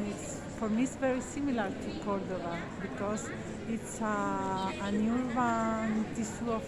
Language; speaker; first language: English; non-native, learner; Spanish